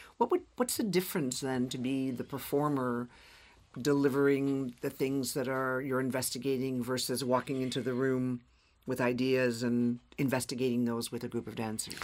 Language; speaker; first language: English; native; English